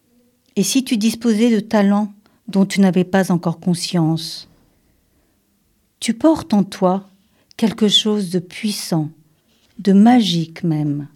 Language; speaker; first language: French; native; French